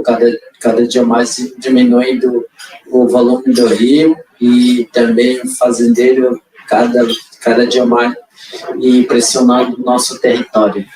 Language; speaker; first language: Portuguese; non-native, local second language; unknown